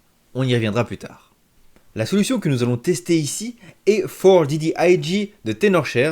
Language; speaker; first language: French; native; French